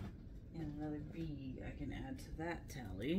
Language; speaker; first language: English; native; English